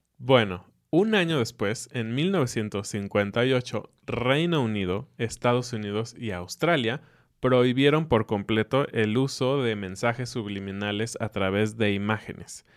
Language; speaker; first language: Spanish; native; Spanish